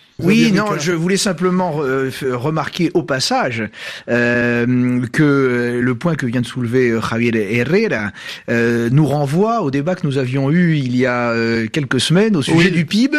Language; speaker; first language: French; native; French